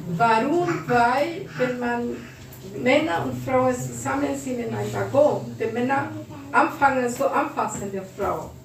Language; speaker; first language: German; non-native, learner; Spanish